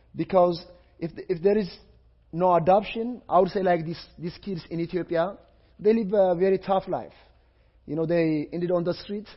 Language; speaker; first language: English; non-native, fluent; Amharic